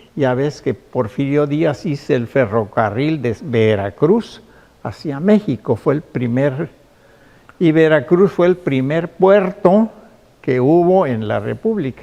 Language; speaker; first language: Spanish; native; Spanish